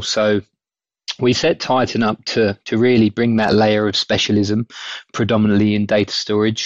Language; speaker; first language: English; native; English